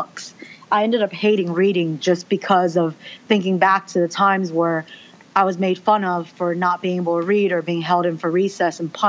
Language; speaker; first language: English; early bilingual, other home language; Chinese